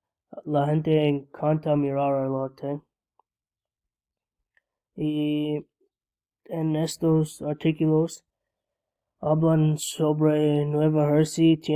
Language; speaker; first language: Spanish; non-native, learner; English